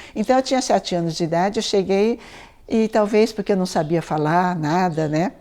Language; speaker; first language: Portuguese; early bilingual, other home language; Chinese